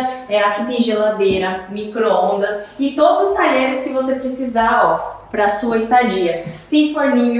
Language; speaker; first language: Portuguese; native; Portuguese